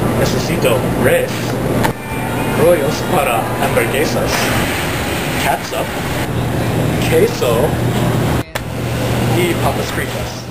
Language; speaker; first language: Spanish; non-native, learner; English